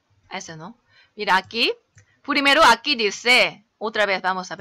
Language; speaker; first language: Spanish; non-native, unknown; Korean